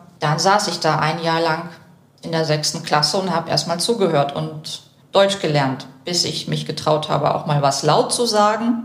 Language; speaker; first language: German; early bilingual, other home language; Russian